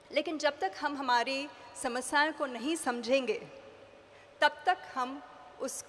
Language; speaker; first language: Hindi; native; Hindi